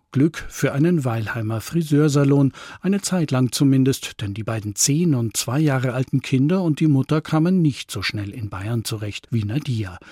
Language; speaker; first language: German; native; German